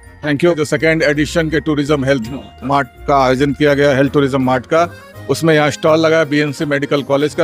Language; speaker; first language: Hindi; native; Hindi